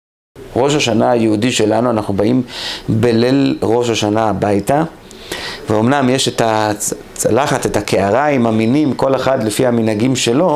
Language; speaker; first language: Hebrew; native; Hebrew